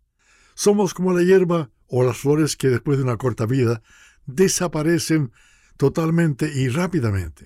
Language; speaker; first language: Spanish; non-native, fluent; English